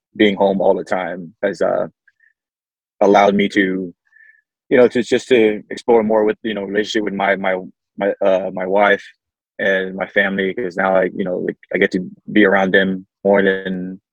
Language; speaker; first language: English; early bilingual, other home language; Samoan